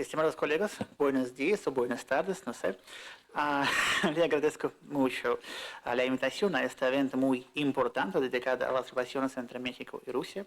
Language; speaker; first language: Spanish; non-native, fluent; Russian